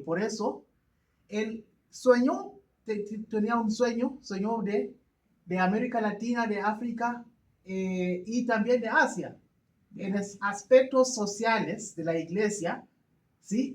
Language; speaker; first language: Spanish; non-native, learner; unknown